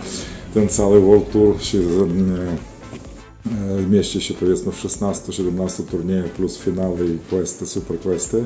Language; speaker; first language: Polish; non-native, fluent; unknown